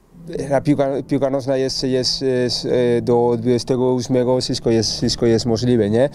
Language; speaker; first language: Polish; non-native, learner; Spanish